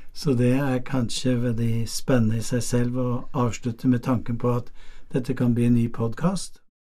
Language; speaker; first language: Norwegian; non-native, fluent; English